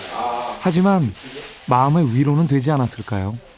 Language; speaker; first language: Korean; native; Korean